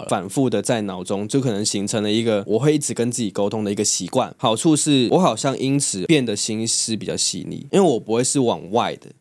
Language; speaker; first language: Chinese; non-native, local second language; Cantonese